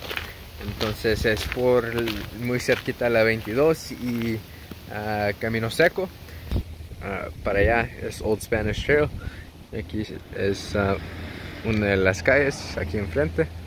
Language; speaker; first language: Spanish; early bilingual, heritage; English